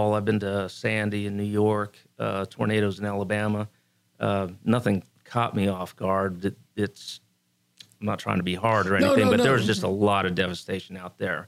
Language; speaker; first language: English; native; English